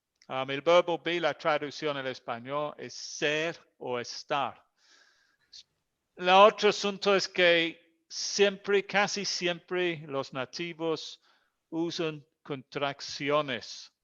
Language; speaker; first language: Spanish; non-native, fluent; English